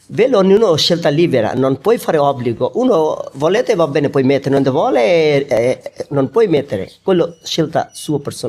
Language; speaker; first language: Italian; non-native, learner; Bangla